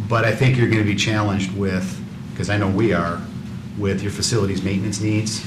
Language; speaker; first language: English; native; English